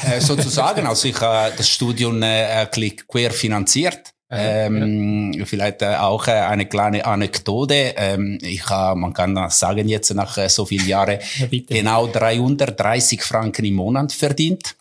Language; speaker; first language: German; non-native, local second language; Italian